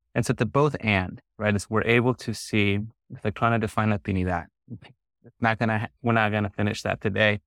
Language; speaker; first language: English; early bilingual, other home language; Spanish